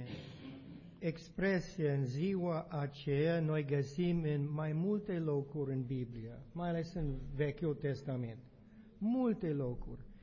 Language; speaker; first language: Romanian; non-native, learner; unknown